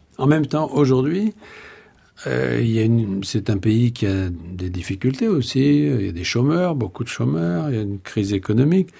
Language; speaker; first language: French; native; French